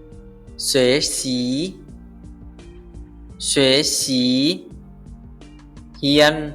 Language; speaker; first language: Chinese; non-native, fluent; Lao